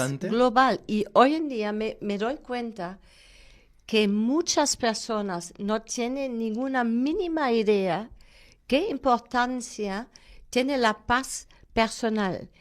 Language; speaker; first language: Spanish; non-native, fluent; German